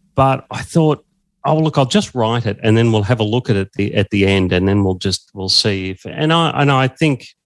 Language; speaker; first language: English; native; English